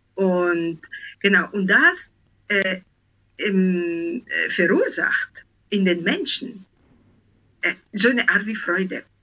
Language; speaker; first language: German; non-native, fluent; Italian